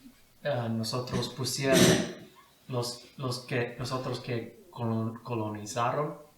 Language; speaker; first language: Spanish; non-native, fluent; English